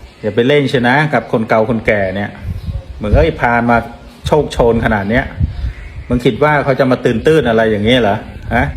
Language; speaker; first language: Thai; non-native, fluent; Khmer